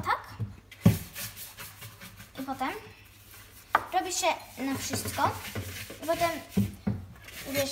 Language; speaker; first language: Polish; early bilingual, heritage; Polish